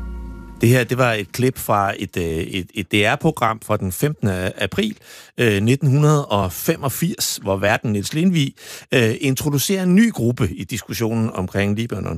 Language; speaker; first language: Danish; native; Danish